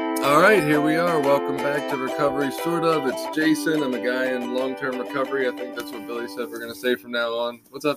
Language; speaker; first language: English; native; English